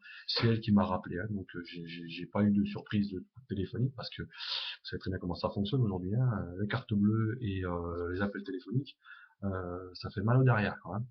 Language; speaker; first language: French; native; French